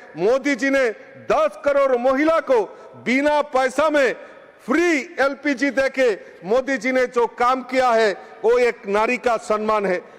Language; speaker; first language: Hindi; non-native, local second language; Bangla